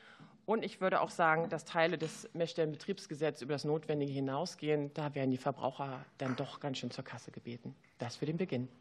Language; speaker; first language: German; native; German